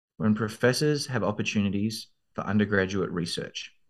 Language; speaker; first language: English; native; English